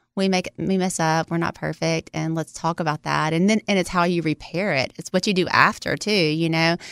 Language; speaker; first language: English; native; English